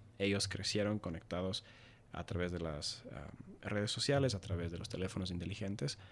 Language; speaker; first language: Spanish; native; Spanish